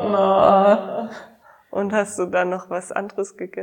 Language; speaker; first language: German; native; German